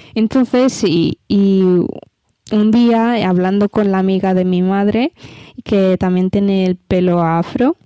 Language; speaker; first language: Spanish; early bilingual, other home language; Amharic